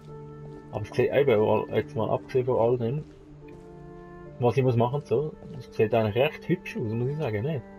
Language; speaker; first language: German; native; German